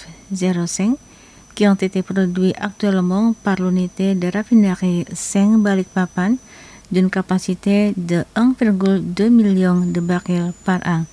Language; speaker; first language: French; non-native, fluent; Indonesian